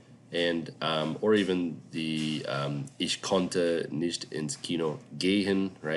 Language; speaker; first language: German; non-native, fluent; English